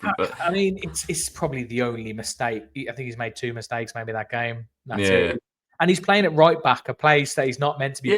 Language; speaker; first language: English; native; English